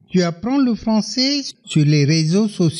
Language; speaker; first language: French; non-native, fluent; Tamil